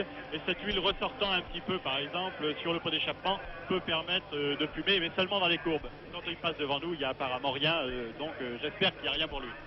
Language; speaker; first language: French; native; French